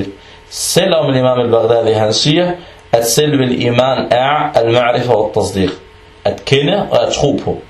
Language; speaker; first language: Danish; early bilingual, other home language; Arabic